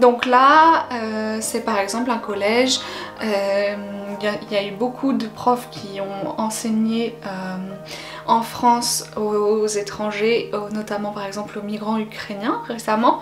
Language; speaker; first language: French; native; French